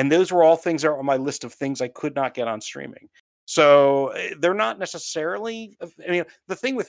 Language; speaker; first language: English; native; English